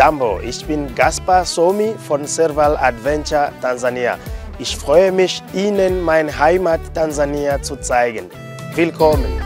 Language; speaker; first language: German; non-native, fluent; Swahili